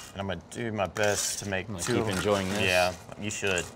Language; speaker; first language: English; native; English